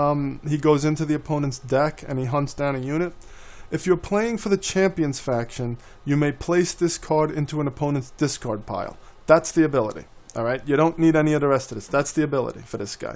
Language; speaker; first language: English; native; English